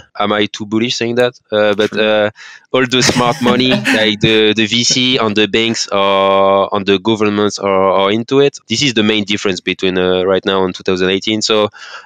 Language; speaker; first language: English; non-native, fluent; French